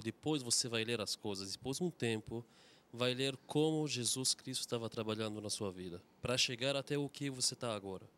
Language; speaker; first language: Portuguese; non-native, fluent; Arabic